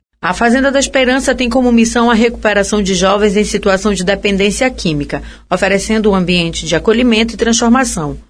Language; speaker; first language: Portuguese; native; Portuguese